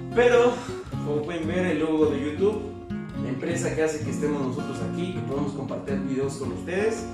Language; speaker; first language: Spanish; native; Spanish